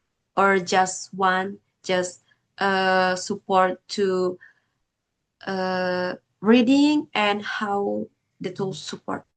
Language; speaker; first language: English; non-native, learner; Indonesian